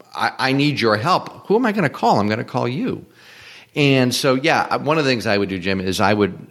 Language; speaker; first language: English; native; English